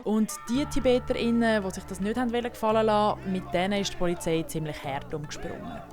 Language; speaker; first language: German; native; German